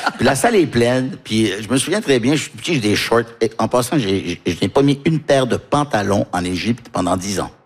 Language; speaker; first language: French; early bilingual, heritage; French